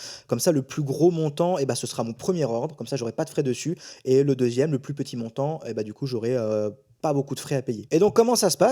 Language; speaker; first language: French; native; French